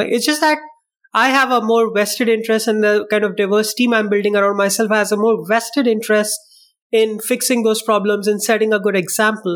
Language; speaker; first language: English; non-native, local second language; Hindi